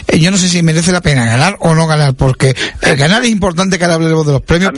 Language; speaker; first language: Spanish; native; Spanish